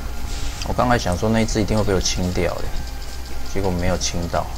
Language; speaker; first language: Chinese; native; Chinese